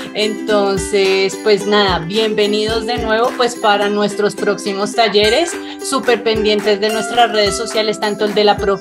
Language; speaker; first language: Spanish; native; Spanish